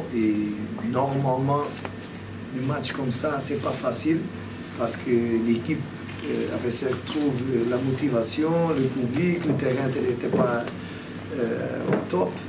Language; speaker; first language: French; non-native, fluent; Portuguese